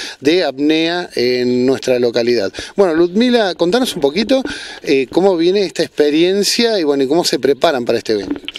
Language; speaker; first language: Spanish; native; Spanish